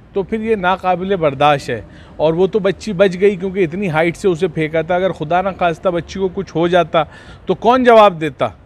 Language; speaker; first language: Hindi; native; Hindi